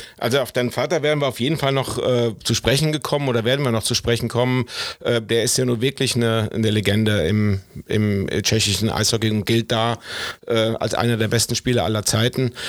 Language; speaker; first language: German; native; German